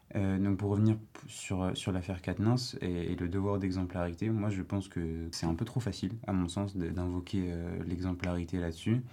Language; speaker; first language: French; native; French